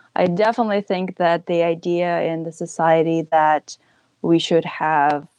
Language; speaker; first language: English; early bilingual, other home language; Ukrainian